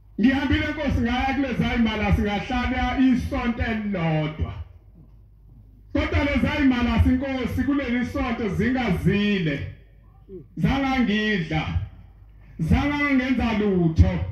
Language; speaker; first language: Zulu; native; Zulu